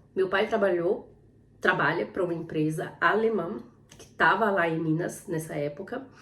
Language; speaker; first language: Portuguese; native; Portuguese